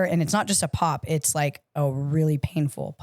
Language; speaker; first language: English; native; English